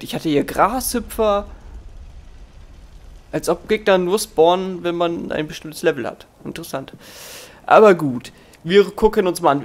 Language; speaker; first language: German; native; German